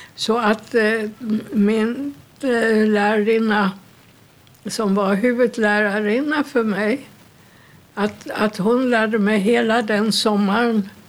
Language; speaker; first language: Swedish; non-native, fluent; German